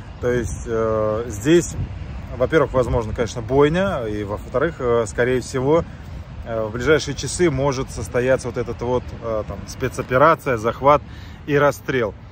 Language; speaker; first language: Russian; native; Russian